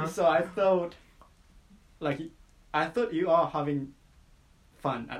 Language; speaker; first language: English; non-native, fluent; Japanese